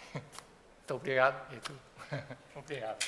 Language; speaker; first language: Portuguese; non-native, fluent; Chinese